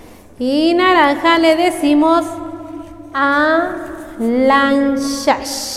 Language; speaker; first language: Spanish; non-native, local second language; Kaqchikel